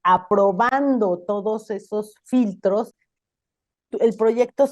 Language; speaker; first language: Spanish; native; Spanish